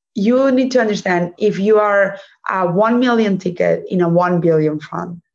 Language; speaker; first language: English; non-native, fluent; Spanish